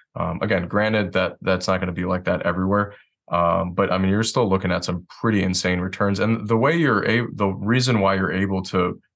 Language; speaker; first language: English; native; English